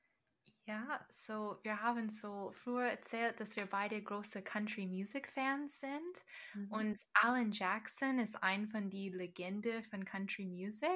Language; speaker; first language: German; non-native, fluent; English